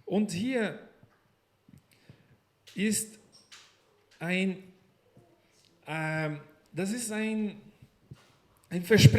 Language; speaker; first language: German; non-native, learner; Portuguese